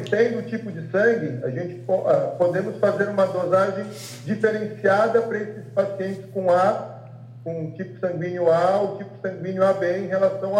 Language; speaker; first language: Portuguese; native; Portuguese